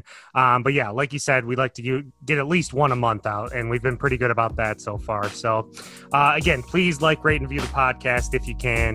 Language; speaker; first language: English; native; English